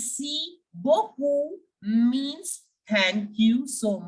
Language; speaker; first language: French; non-native, fluent; Hindi